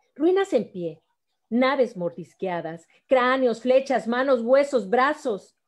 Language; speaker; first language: Spanish; native; Spanish